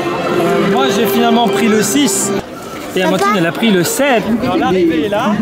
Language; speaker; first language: French; native; French